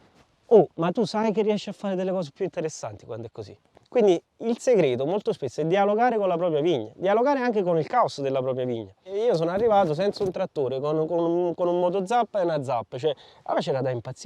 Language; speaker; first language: Italian; native; Italian